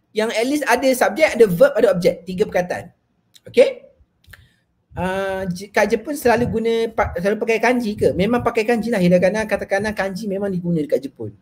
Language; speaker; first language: Malay; native; Malay